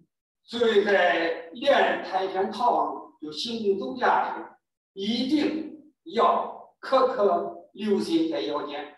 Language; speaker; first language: Chinese; native; Chinese